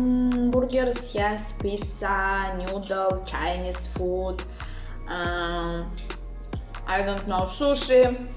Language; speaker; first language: English; non-native, learner; Russian